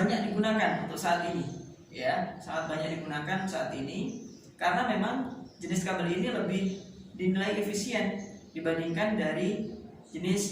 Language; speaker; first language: Indonesian; native; Indonesian